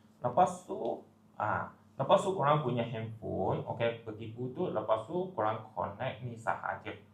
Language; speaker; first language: Malay; non-native, local second language; Chinese